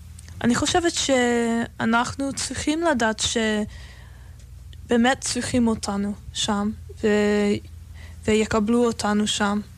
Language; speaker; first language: Hebrew; non-native, fluent; English